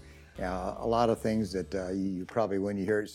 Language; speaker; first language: English; native; English